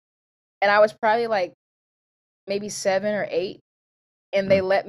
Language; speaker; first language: English; native; English